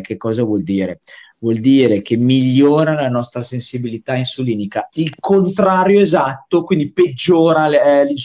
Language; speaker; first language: Italian; native; Italian